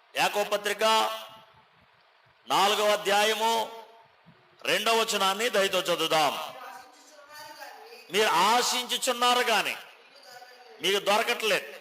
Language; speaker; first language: Telugu; native; Telugu